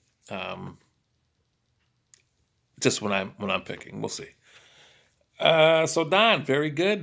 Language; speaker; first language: English; native; English